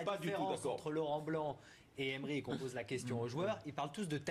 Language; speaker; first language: French; native; French